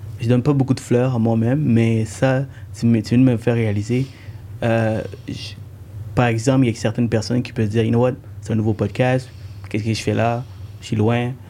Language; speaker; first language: French; early bilingual, other home language; Tamil